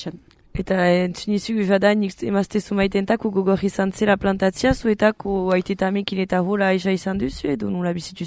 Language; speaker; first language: Basque; native; Basque